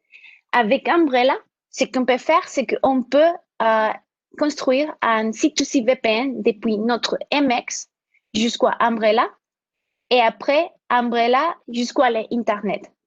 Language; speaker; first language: French; non-native, fluent; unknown